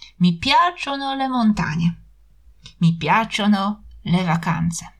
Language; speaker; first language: Italian; non-native, fluent; Polish